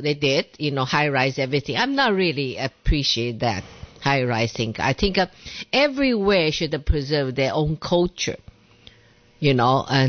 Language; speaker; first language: English; non-native, learner; Chinese